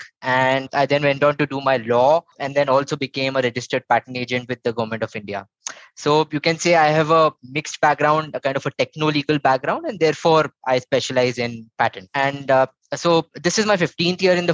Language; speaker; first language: English; non-native, local second language; Hindi